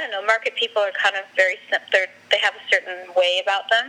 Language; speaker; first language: English; native; English